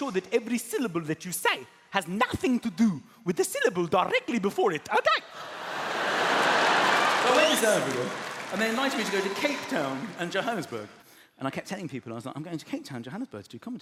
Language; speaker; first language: English; native; English